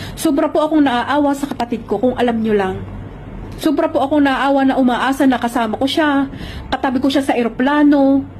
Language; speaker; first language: Filipino; native; Filipino